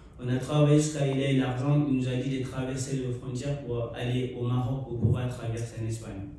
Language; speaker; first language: French; non-native, local second language; Fula